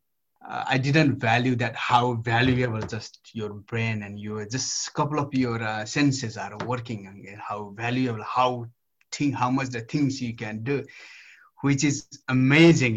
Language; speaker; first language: English; non-native, local second language; Nepali